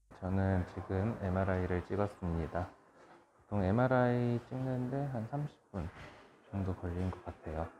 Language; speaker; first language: Korean; native; Korean